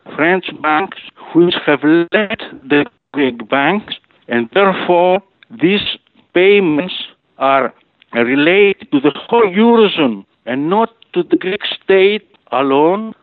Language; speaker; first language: English; non-native, fluent; Greek